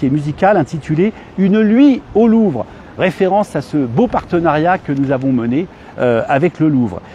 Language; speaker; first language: French; native; French